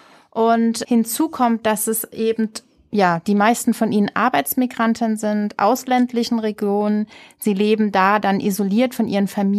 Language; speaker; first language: German; native; German